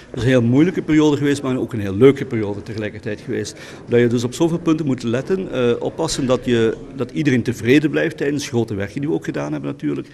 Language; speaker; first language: Dutch; native; Dutch